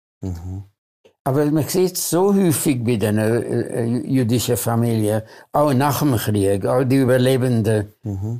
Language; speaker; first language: German; early bilingual, other home language; Hungarian